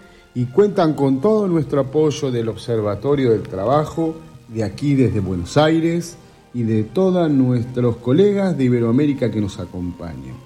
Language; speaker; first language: Spanish; native; Spanish